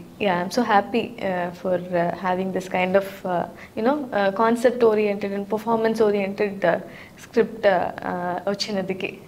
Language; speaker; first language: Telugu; non-native, learner; Tamil